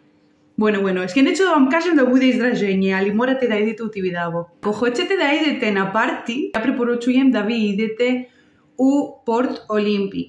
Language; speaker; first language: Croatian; non-native, learner; Spanish